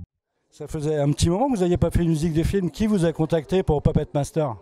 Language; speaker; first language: French; native; French